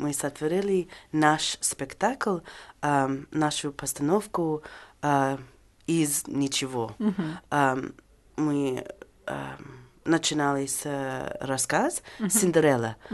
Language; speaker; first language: Russian; non-native, learner; English